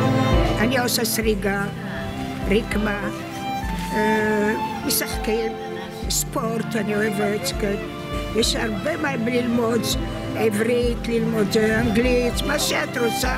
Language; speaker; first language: Hebrew; non-native, fluent; Arabic